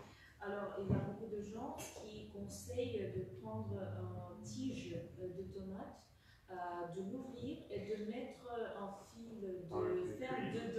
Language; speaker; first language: French; non-native, fluent; Russian